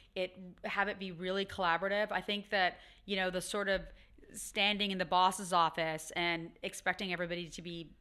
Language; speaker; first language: English; native; English